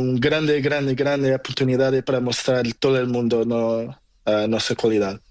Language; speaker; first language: Spanish; non-native, learner; Portuguese